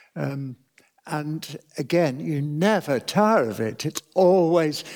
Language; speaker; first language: English; native; English